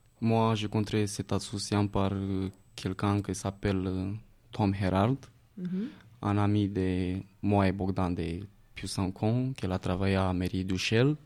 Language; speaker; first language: French; non-native, learner; Romanian